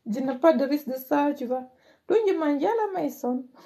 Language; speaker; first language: French; non-native, learner; Indonesian